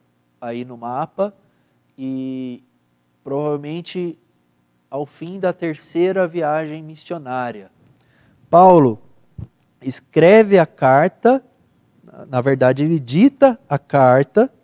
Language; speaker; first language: Portuguese; native; Portuguese